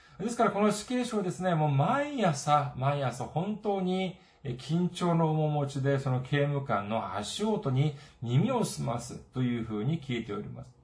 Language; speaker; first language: Japanese; non-native, fluent; Korean